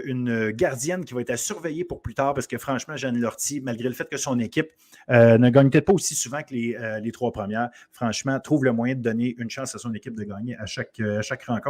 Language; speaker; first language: French; native; French